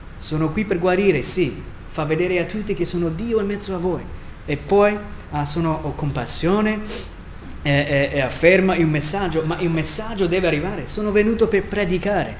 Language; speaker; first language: Italian; non-native, fluent; English